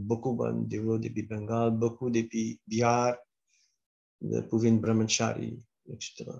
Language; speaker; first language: French; non-native, local second language; Morisyen